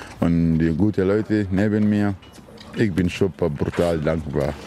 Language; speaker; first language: German; non-native, learner; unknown